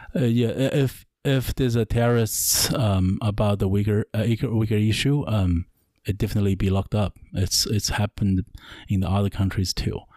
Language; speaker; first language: English; non-native, learner; Chinese